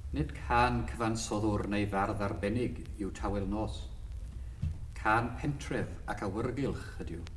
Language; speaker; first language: Welsh; non-native, local second language; English